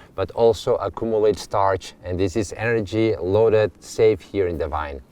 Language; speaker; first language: English; non-native, fluent; Catalan